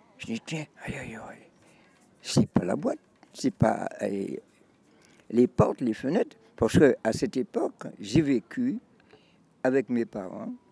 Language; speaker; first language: French; native; French